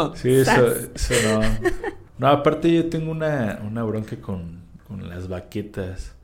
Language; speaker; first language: Spanish; native; Spanish